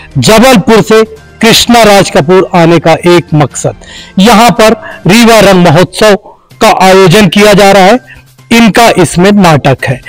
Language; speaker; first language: Hindi; native; Hindi